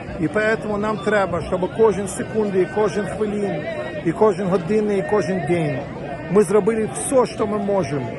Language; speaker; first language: Ukrainian; non-native, learner; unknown